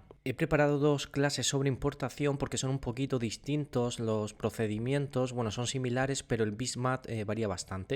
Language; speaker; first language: Spanish; native; Spanish